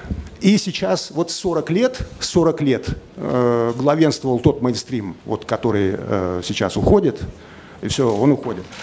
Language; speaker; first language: Russian; native; Russian